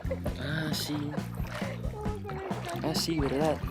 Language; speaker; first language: Spanish; non-native, fluent; Indonesian